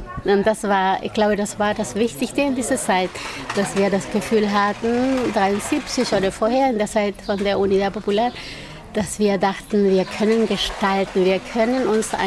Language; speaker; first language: German; non-native, fluent; Spanish